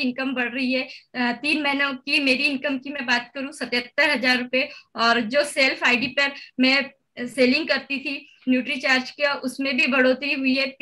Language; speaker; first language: Hindi; native; Hindi